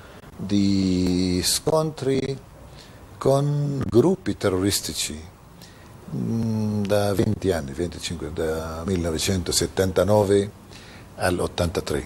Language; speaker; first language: Italian; non-native, fluent; Arabic